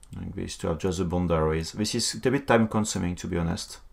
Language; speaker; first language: English; non-native, fluent; French